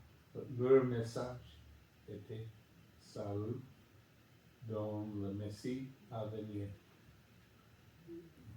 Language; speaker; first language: French; non-native, learner; English